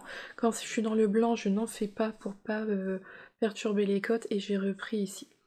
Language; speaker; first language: French; native; French